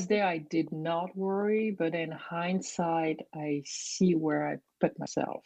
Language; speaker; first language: English; non-native, fluent; French